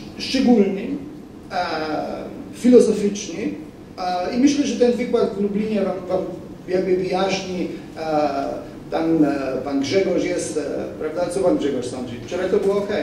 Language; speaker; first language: Polish; non-native, fluent; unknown